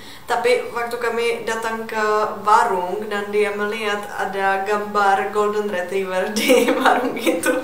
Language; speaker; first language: Indonesian; non-native, fluent; Czech